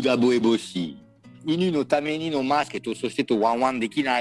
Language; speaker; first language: Japanese; non-native, learner; French